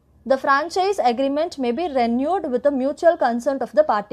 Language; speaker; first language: English; non-native, local second language; Tamil